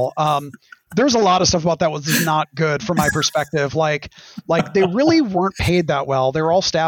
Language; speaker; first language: English; native; English